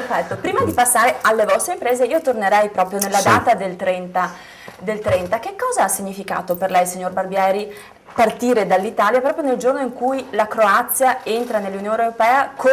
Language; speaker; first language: Italian; native; Italian